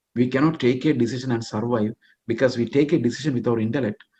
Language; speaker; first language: English; non-native, local second language; Malayalam